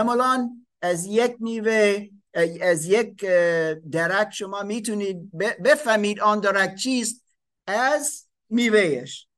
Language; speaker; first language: Persian; non-native, fluent; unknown